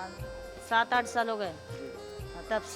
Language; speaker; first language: Hindi; non-native, local second language; Kannada